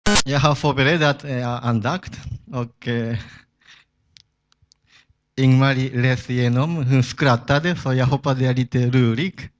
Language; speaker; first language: Swedish; non-native, fluent; Japanese